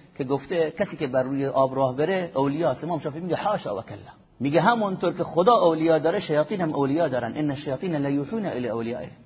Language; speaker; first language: Persian; native; Persian